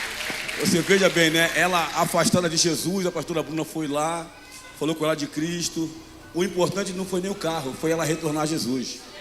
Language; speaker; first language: Portuguese; native; Portuguese